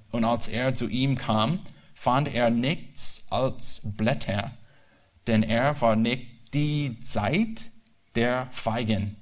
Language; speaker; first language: German; non-native, learner; English